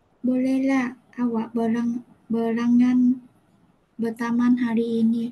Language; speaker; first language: Indonesian; non-native, learner; Vietnamese